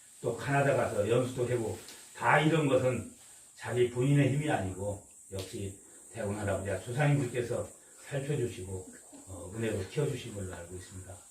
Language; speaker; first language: Korean; native; Korean